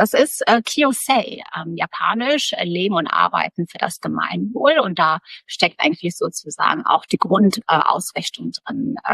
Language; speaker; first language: German; early bilingual, other home language; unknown